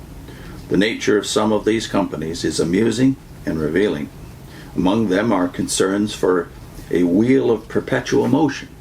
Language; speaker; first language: English; native; English